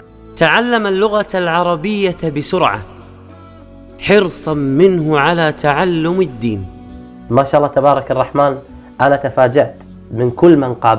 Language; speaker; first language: Arabic; native; Arabic